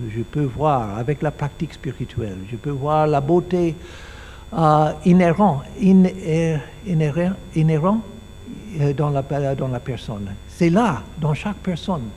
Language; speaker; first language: French; non-native, learner; English